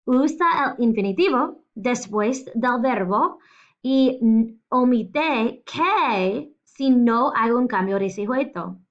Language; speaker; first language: Spanish; non-native, fluent; English